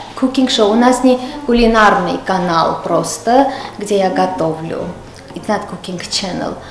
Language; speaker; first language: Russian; non-native, local second language; Armenian